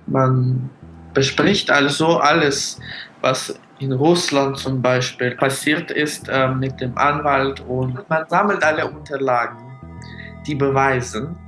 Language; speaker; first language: German; non-native, fluent; Russian